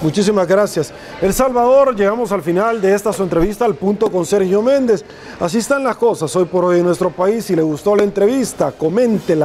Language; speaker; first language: Spanish; native; Spanish